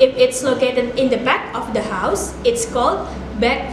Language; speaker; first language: English; non-native, fluent; Indonesian